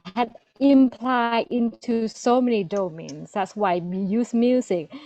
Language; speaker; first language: English; non-native, learner; Thai